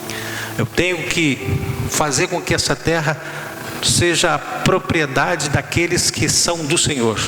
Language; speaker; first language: Portuguese; native; Portuguese